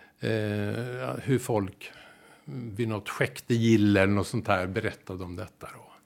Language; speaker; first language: Swedish; native; Swedish